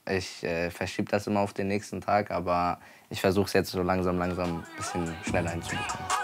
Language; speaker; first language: German; native; German